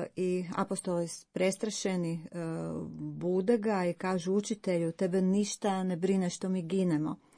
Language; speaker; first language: Croatian; native; Croatian